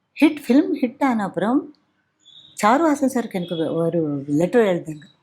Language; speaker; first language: Tamil; non-native, fluent; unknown